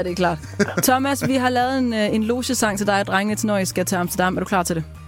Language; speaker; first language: Danish; native; Danish